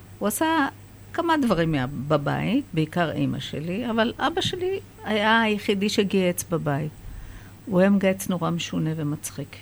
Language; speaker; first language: Hebrew; early bilingual, other home language; Persian